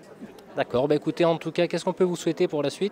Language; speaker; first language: French; native; French